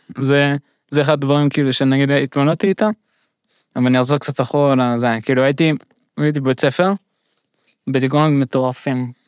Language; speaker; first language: Hebrew; early bilingual, other home language; Russian